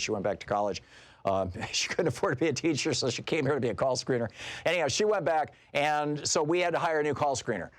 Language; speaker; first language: English; native; English